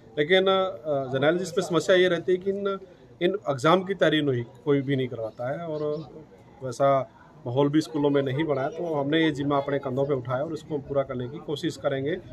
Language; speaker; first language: Hindi; native; Hindi